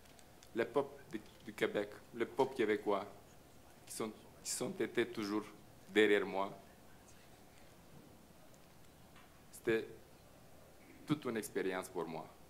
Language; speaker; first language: French; non-native, fluent; Romanian